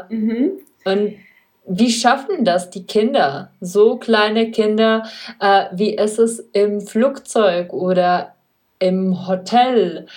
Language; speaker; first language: German; non-native, fluent; Czech